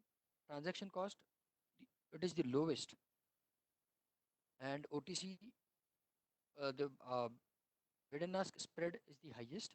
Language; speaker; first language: English; non-native, local second language; Hindi